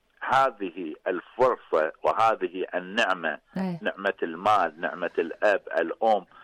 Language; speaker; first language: Arabic; non-native, fluent; Persian